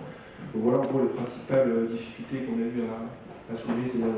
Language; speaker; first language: French; native; French